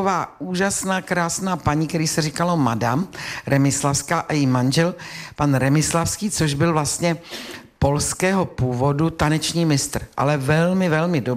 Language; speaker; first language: Czech; native; Czech